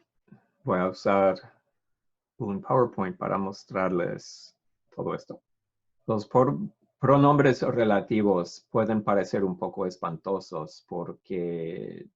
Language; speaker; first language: Spanish; non-native, fluent; English